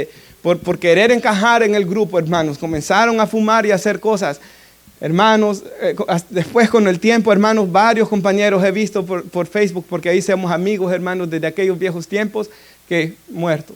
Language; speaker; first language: Spanish; native; Spanish